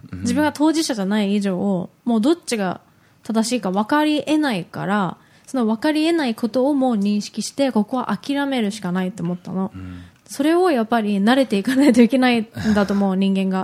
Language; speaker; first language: Japanese; early bilingual, heritage; Japanese